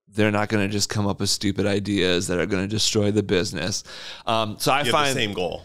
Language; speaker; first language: English; native; English